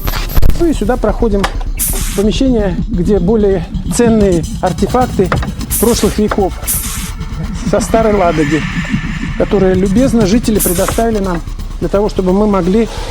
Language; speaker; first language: Russian; native; Russian